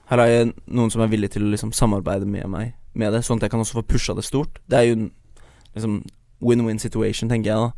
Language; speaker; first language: Norwegian; early bilingual, other home language; Chinese